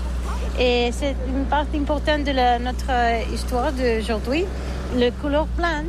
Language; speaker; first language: French; non-native, learner; Catalan